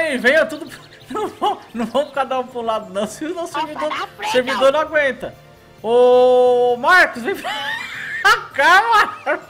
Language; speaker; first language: Portuguese; native; Portuguese